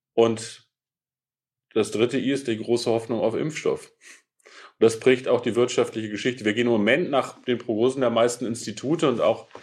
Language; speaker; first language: German; native; German